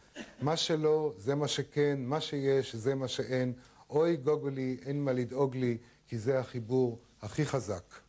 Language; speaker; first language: Hebrew; native; Hebrew